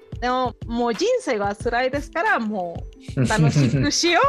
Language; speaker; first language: Japanese; non-native, fluent; Spanish